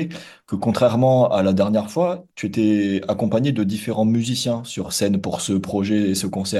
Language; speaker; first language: French; native; French